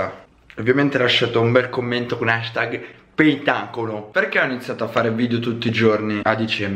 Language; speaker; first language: Italian; native; Italian